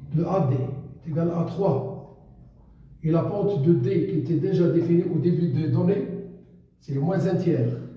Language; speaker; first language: French; non-native, local second language; Arabic